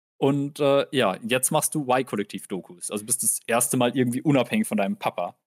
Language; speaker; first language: German; native; German